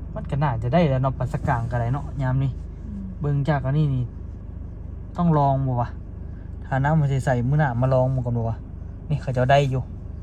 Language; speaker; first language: Thai; native; Thai